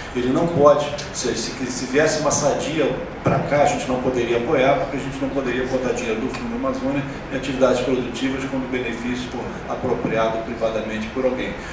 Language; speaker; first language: Portuguese; native; Portuguese